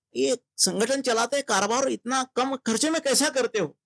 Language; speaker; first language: Hindi; non-native, local second language; Marathi